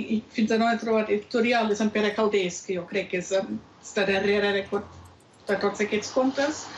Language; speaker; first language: Catalan; non-native, fluent; German